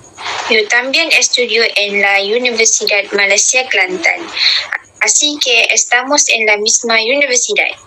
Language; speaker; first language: Spanish; non-native, learner; Malay